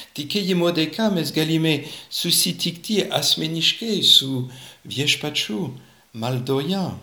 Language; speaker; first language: Lithuanian; non-native, fluent; French